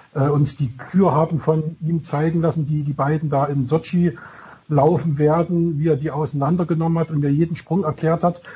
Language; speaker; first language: German; native; German